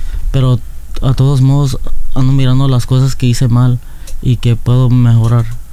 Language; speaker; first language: Spanish; early bilingual, heritage; Spanish